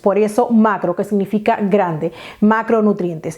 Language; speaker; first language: Spanish; native; Spanish